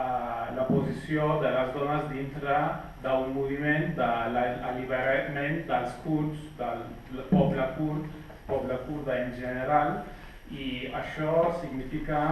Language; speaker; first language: Catalan; non-native, fluent; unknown